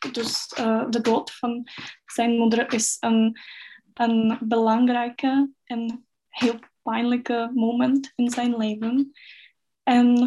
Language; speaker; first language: Dutch; non-native, fluent; Czech